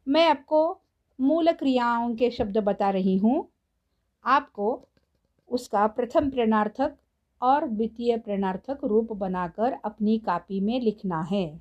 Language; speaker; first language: Hindi; non-native, local second language; Marathi